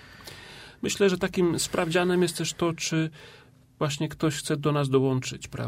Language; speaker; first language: Polish; native; Polish